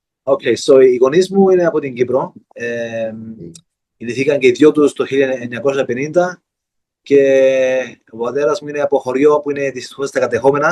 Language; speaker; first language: Greek; early bilingual, heritage; Greek